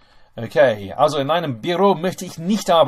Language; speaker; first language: German; non-native, fluent; English